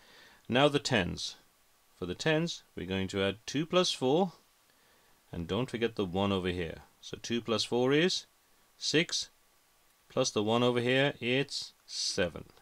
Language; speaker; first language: English; native; English